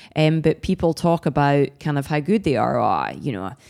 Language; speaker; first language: English; native; English